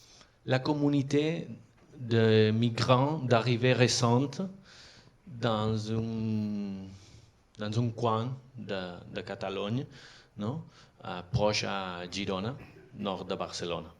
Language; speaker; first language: French; non-native, fluent; Catalan